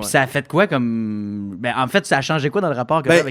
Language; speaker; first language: French; native; French